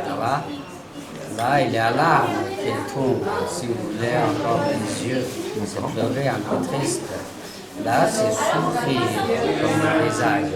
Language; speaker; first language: French; non-native, learner; Chinese